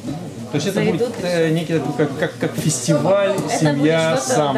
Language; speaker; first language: Russian; native; Russian